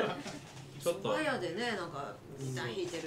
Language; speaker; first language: Japanese; native; Japanese